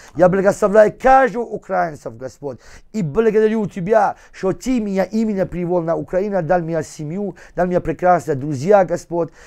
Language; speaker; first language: Russian; non-native, fluent; Persian